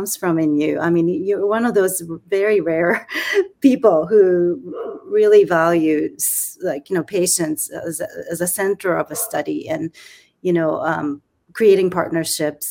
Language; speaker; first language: English; non-native, fluent; Japanese